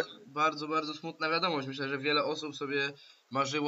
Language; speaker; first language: Polish; early bilingual, heritage; Polish